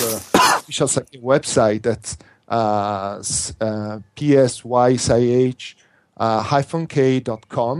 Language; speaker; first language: English; non-native, fluent; Italian